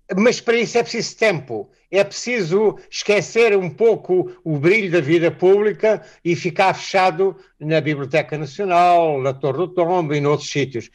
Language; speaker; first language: Portuguese; native; Portuguese